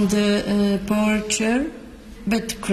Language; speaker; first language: English; non-native, learner; Polish